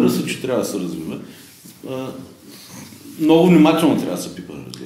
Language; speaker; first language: Bulgarian; native; Bulgarian